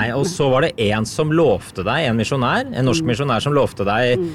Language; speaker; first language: Norwegian; native; Norwegian